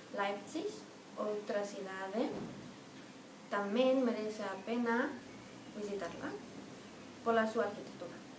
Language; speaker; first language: Galician; non-native, learner; German